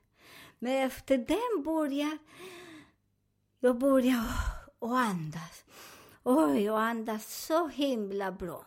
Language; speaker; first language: Swedish; non-native, learner; Spanish